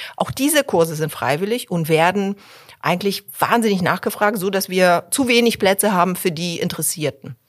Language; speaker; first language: German; early bilingual, other home language; Polish